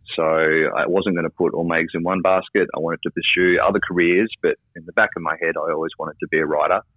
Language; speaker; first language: English; native; English